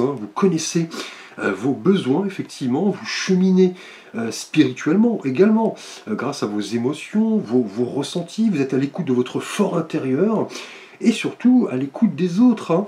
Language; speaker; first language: French; native; French